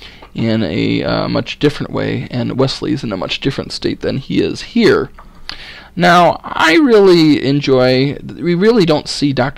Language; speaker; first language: English; native; English